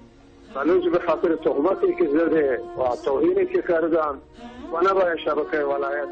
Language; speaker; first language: Persian; non-native, local second language; Baluchi